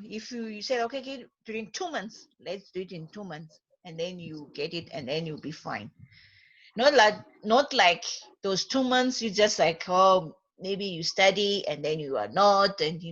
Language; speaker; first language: English; non-native, fluent; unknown